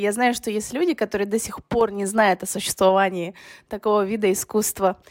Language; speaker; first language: Russian; early bilingual, other home language; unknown